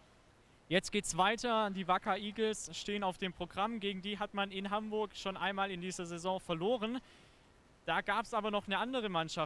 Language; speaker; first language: German; native; German